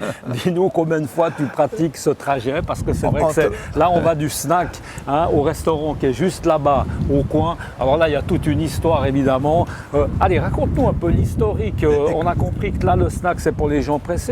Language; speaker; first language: French; native; French